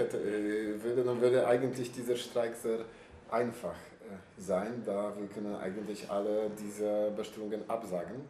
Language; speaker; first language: German; non-native, learner; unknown